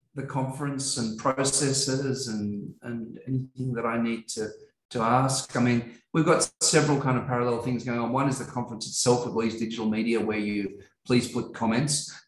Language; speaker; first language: English; native; English